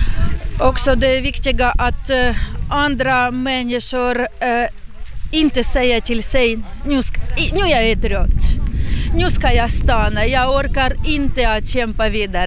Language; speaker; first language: Swedish; non-native, learner; Ukrainian